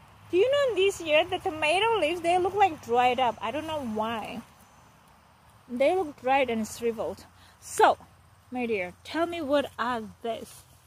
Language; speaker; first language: English; non-native, fluent; Indonesian